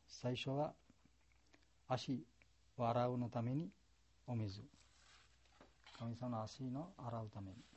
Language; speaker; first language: Japanese; non-native, learner; Bangla